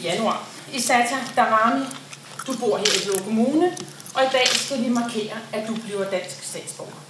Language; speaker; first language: Danish; native; Danish